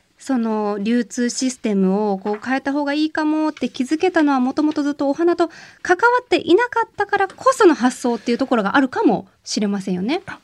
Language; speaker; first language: Japanese; native; Japanese